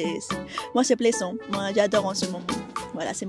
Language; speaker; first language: French; non-native, fluent; Spanish